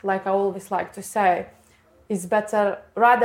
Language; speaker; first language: English; non-native, learner; Lithuanian